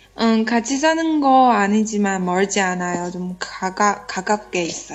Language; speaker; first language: Korean; non-native, learner; Chinese